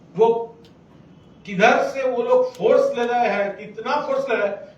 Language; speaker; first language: Hindi; non-native, local second language; Bangla